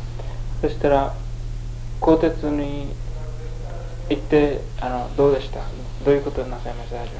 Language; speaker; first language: Japanese; early bilingual, heritage; Japanese